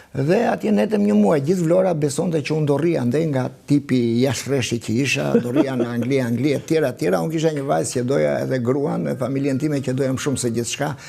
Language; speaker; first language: Albanian; native; Albanian